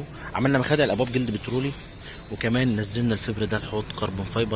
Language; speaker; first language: Arabic; native; Arabic